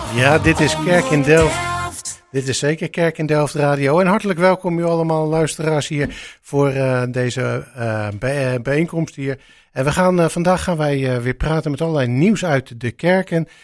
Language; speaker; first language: Dutch; native; Dutch